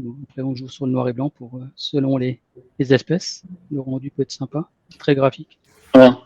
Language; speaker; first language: French; native; French